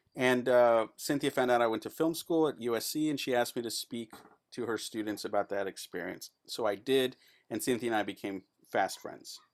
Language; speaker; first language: English; native; English